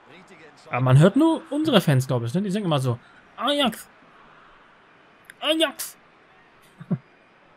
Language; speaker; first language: German; native; German